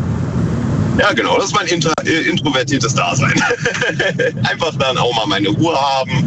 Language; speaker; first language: German; native; German